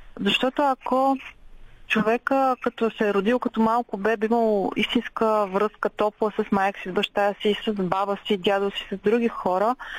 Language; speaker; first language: Bulgarian; native; Bulgarian